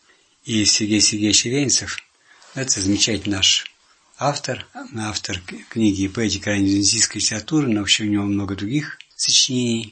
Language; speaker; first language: Russian; native; Russian